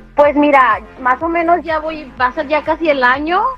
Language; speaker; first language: Spanish; native; Spanish